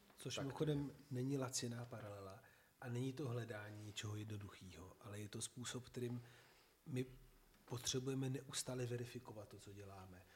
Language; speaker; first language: Czech; non-native, fluent; Italian